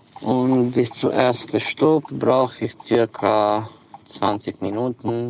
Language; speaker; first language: German; non-native, learner; Romanian